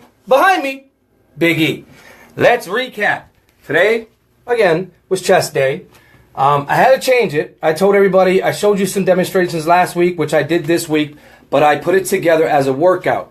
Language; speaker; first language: English; native; English